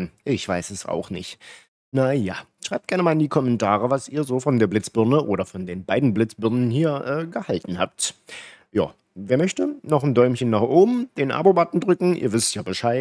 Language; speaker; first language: German; native; German